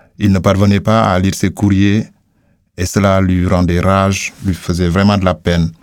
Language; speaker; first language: French; non-native, local second language; Wolof